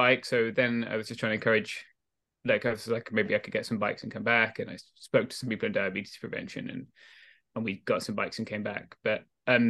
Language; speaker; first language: English; native; English